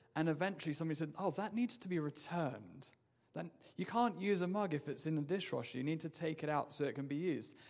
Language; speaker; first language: English; native; English